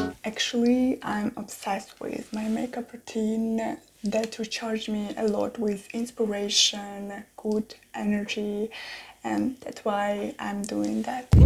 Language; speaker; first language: English; non-native, fluent; Ukrainian